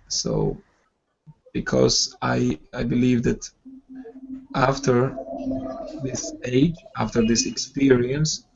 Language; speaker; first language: English; non-native, fluent; Georgian